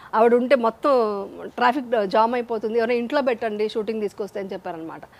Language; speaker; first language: Telugu; native; Telugu